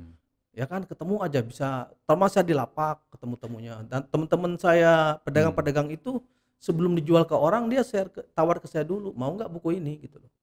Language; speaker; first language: Indonesian; native; Indonesian